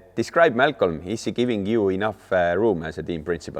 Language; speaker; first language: English; non-native, fluent; Estonian